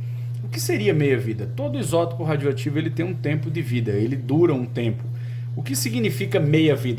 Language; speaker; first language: Portuguese; native; Portuguese